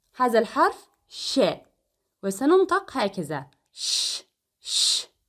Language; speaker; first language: Arabic; non-native, fluent; Turkish